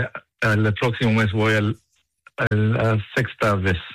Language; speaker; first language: Spanish; early bilingual, heritage; Spanish